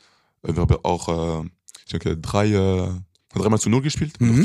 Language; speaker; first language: German; non-native, local second language; French